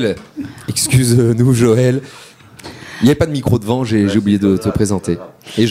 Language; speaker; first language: French; native; French